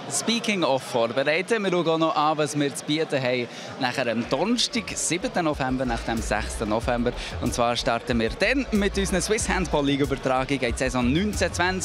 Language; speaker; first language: German; native; German